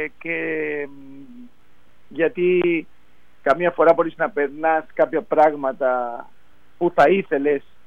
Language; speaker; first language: Greek; non-native, fluent; Spanish